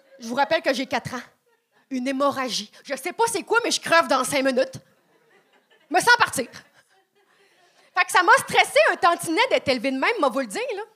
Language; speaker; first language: French; native; French